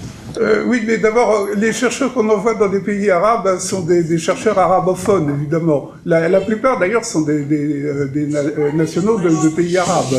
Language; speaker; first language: French; native; French